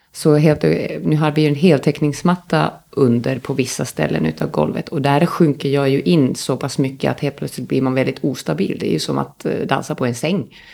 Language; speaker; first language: Swedish; native; Swedish